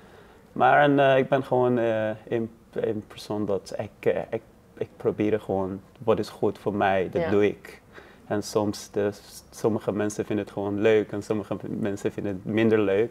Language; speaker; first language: Dutch; non-native, learner; Persian